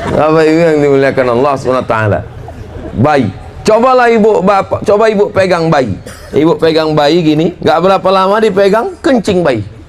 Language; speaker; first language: Indonesian; native; Indonesian